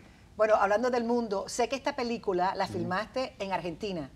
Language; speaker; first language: Spanish; native; Spanish